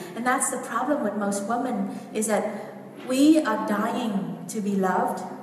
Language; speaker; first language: English; non-native, fluent; Vietnamese